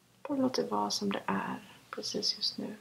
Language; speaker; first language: Swedish; native; Swedish